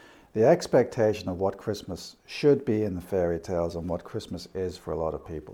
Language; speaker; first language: English; native; English